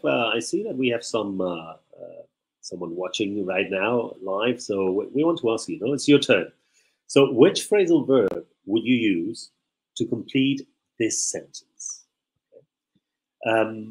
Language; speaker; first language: English; non-native, fluent; Spanish